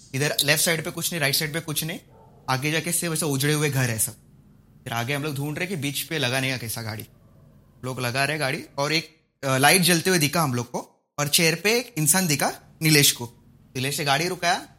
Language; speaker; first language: Hindi; non-native, local second language; Marathi